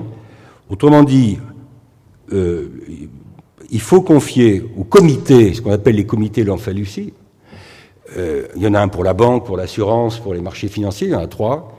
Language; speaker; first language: French; native; French